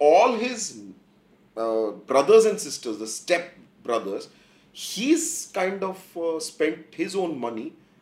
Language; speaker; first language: English; non-native, local second language; Kannada